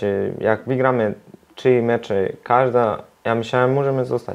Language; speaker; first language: Polish; non-native, learner; Serbian